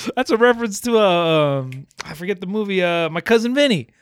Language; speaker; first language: English; early bilingual, other home language; Spanish